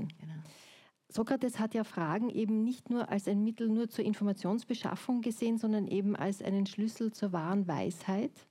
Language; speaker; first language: German; native; German